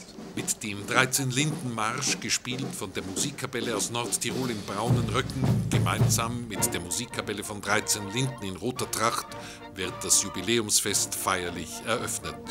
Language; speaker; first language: German; native; German